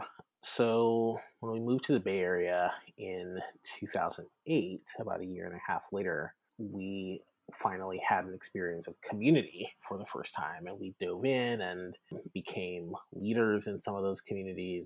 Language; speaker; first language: English; native; English